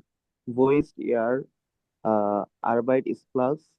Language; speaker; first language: German; non-native, learner; Bangla